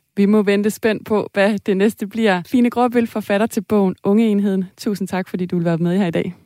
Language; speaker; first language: Danish; native; Danish